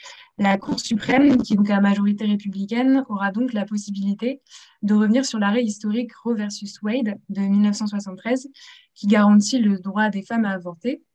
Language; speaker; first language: French; native; French